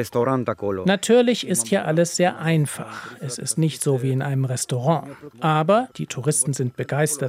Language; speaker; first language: German; non-native, fluent; Romanian